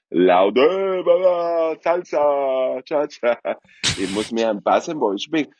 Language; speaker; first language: German; non-native, fluent; Spanish